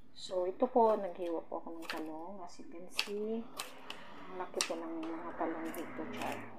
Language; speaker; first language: Filipino; non-native, local second language; Cebuano